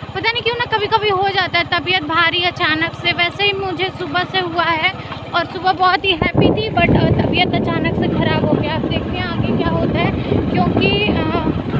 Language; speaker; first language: Hindi; native; Hindi